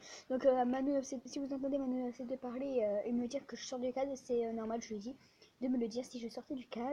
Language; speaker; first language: French; native; French